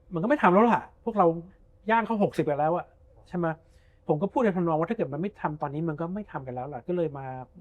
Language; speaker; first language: Thai; early bilingual, heritage; Thai